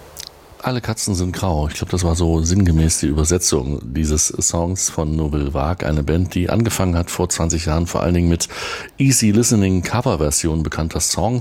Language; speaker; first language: German; native; German